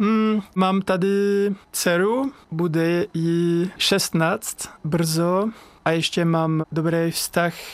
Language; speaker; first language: Czech; non-native, learner; French